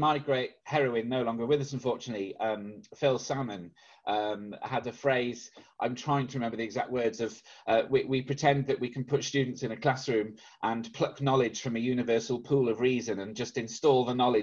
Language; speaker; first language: English; native; English